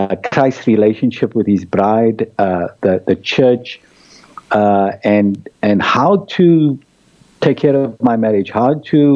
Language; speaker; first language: English; native; English